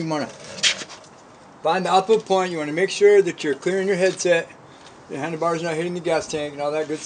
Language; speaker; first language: English; native; English